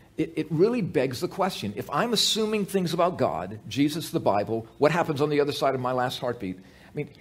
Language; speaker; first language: English; native; English